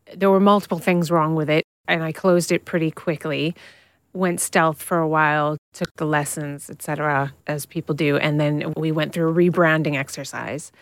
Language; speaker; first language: English; native; English